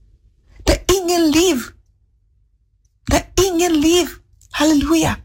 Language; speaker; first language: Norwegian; non-native, fluent; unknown